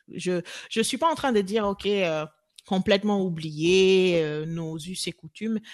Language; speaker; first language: French; non-native, local second language; Wolof